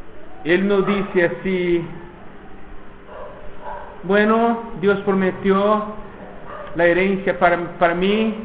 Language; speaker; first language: Spanish; non-native, fluent; Portuguese